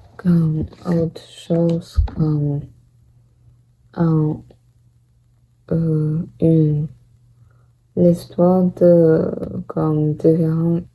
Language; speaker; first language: French; non-native, learner; Portuguese